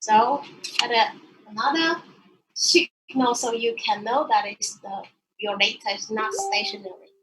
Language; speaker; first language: English; non-native, learner; Vietnamese